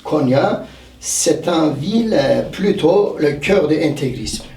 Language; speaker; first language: French; non-native, fluent; Turkish